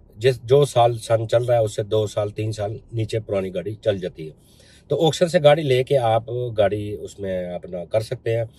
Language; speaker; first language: Urdu; non-native, local second language; Punjabi